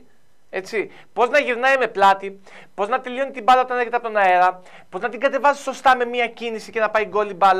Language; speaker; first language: Greek; native; Greek